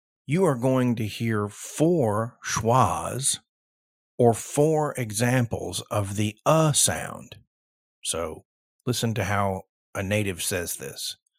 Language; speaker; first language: English; native; English